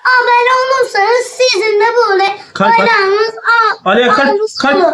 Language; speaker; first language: Turkish; native; Turkish